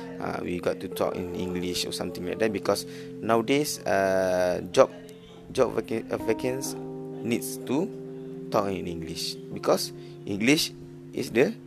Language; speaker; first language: English; non-native, learner; Malay